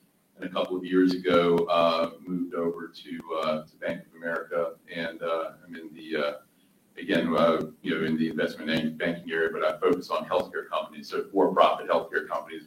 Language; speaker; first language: English; native; English